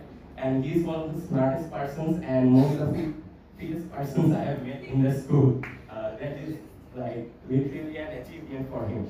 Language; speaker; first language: English; non-native, local second language; Bangla